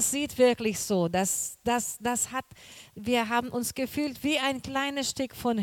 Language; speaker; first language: German; non-native, learner; Portuguese